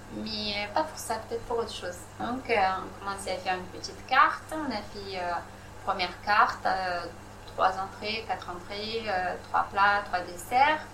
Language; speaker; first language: French; non-native, fluent; Romanian